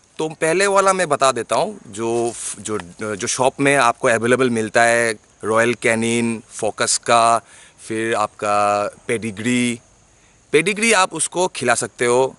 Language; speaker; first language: Hindi; non-native, local second language; Bangla